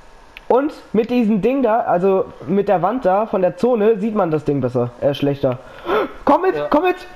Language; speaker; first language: German; native; German